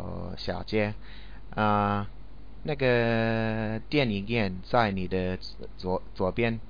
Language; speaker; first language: Chinese; non-native, learner; English